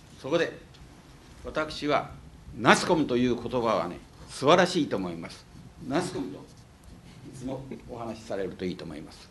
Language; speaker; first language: Japanese; native; Japanese